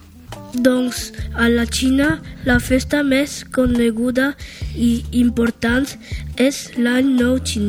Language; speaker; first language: Catalan; early bilingual, other home language; Chinese